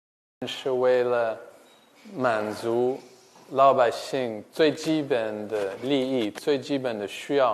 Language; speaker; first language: Chinese; non-native, fluent; English